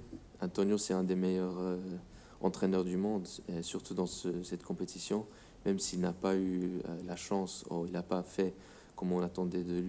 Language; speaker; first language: French; non-native, fluent; English